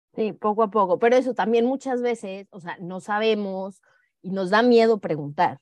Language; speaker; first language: Spanish; native; Spanish